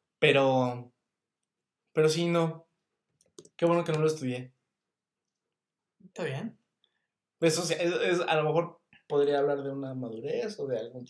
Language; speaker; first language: Spanish; native; Spanish